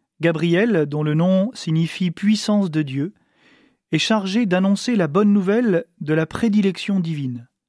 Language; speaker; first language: French; native; French